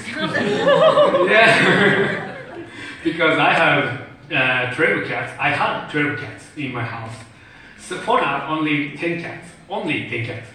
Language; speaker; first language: English; non-native, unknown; Japanese